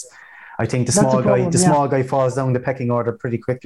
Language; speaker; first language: English; native; English